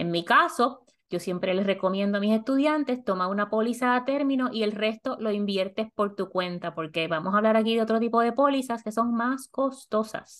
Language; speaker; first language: Spanish; native; Spanish